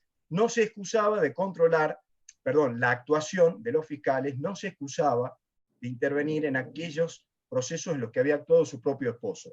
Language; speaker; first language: Spanish; native; Spanish